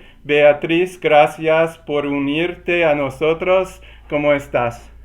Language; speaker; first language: Spanish; non-native, learner; English